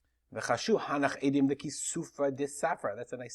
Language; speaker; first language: English; native; English